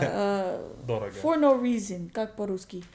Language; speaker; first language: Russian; non-native, learner; English